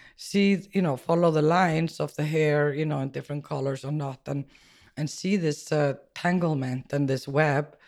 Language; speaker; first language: English; non-native, fluent; Icelandic